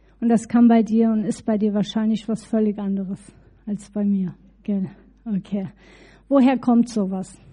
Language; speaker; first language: German; native; German